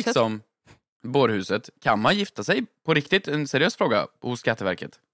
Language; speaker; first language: Swedish; native; Swedish